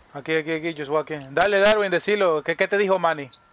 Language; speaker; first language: Spanish; early bilingual, heritage; Spanish